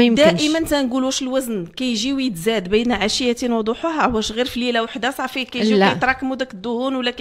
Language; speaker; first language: Arabic; native; Arabic